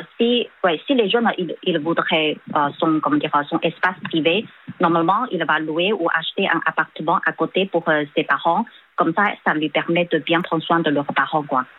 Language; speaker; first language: French; non-native, fluent; Chinese